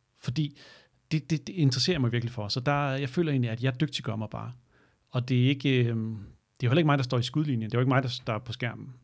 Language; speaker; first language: Danish; native; Danish